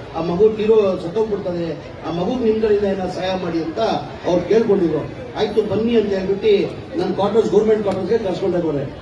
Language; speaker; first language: Kannada; non-native, local second language; Urdu